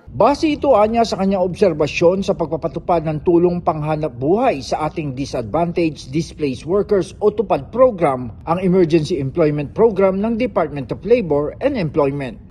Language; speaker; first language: Filipino; native; Filipino